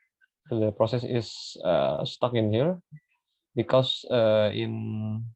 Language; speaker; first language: English; non-native, learner; Indonesian